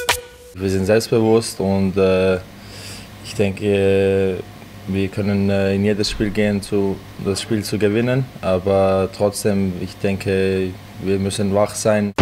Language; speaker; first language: German; non-native, fluent; Serbian